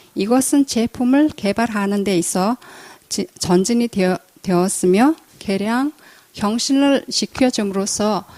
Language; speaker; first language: Korean; non-native, fluent; Mongolian